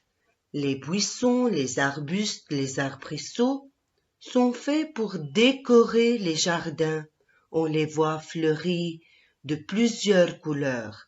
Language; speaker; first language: French; non-native, local second language; Arabic